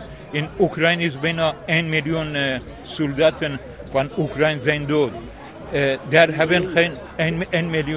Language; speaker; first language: Dutch; non-native, learner; Persian